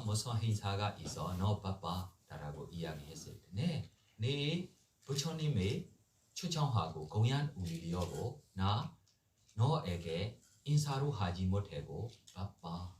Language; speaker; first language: Korean; non-native, learner; Burmese